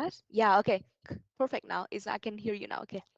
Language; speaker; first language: English; non-native, fluent; Vietnamese